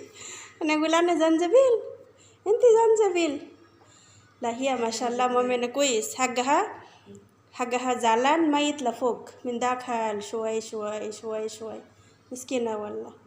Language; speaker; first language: Arabic; non-native, learner; Bangla